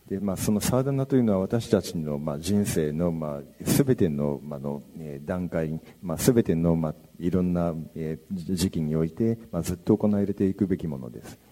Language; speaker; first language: Japanese; native; Japanese